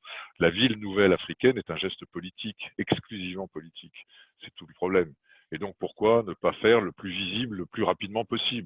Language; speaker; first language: French; native; French